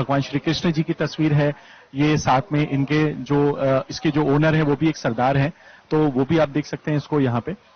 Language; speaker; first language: Hindi; native; Hindi